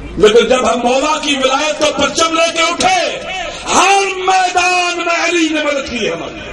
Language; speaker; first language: Urdu; non-native, local second language; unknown